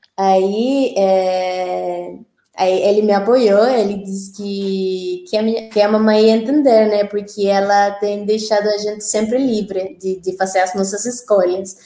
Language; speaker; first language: Portuguese; non-native, fluent; Spanish